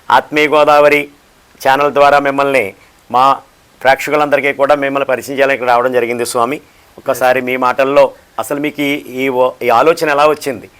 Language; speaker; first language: Telugu; native; Telugu